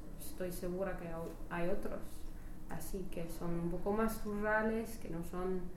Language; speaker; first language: Spanish; non-native, learner; French